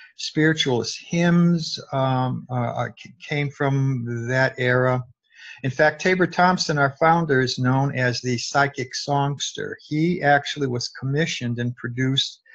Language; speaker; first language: English; native; English